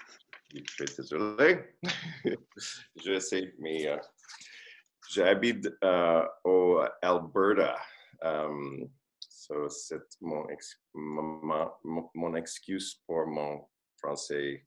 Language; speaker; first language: French; non-native, learner; English